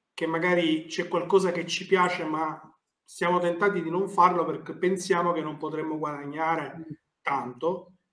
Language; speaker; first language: Italian; native; Italian